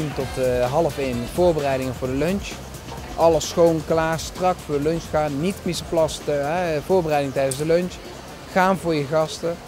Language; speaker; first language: Dutch; non-native, fluent; Spanish